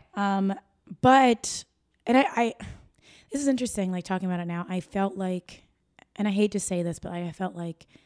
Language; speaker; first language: English; native; English